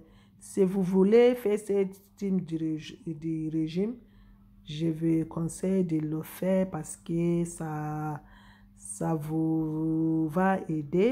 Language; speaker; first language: French; non-native, fluent; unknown